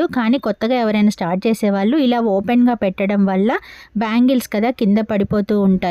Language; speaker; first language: Telugu; native; Telugu